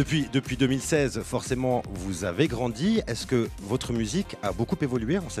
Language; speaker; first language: French; native; French